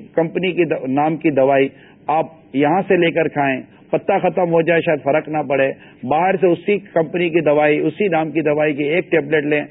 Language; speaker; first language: Urdu; native; Urdu